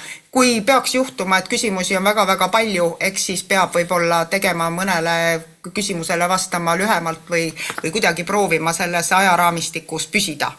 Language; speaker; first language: Estonian; native; Estonian